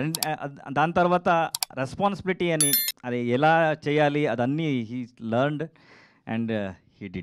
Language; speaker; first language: Telugu; non-native, learner; Kannada